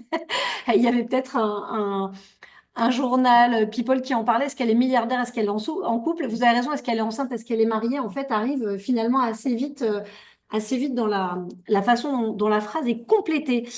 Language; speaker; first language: French; native; French